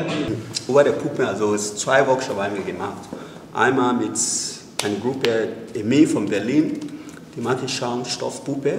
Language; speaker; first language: German; non-native, learner; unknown